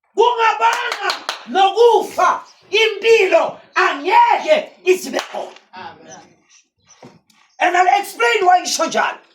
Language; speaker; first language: Zulu; non-native, local second language; Afrikaans